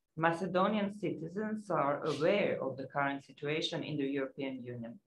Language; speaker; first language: English; non-native, fluent; Croatian